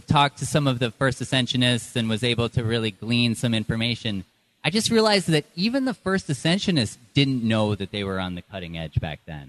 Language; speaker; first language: English; native; English